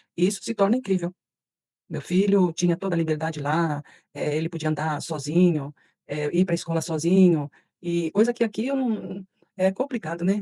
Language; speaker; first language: Portuguese; early bilingual, other home language; Spanish